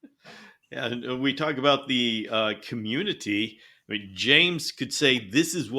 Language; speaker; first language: English; native; English